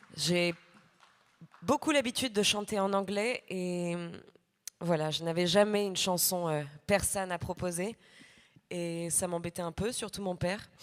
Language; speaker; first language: French; early bilingual, heritage; French